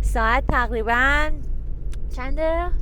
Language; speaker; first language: Persian; native; Persian